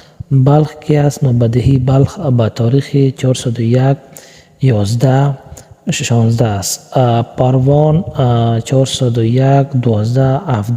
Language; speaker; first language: Persian; non-native, local second language; Pashto